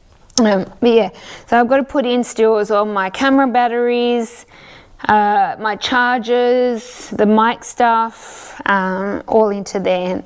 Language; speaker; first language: English; native; English